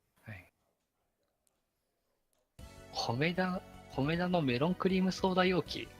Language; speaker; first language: Japanese; native; Japanese